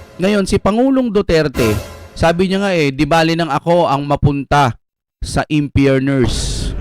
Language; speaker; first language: Filipino; non-native, local second language; Iloko